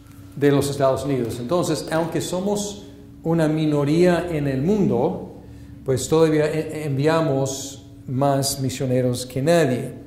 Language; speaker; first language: Spanish; non-native, fluent; English